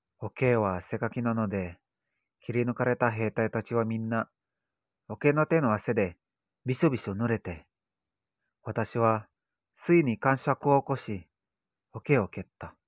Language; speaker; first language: Japanese; non-native, learner; Indonesian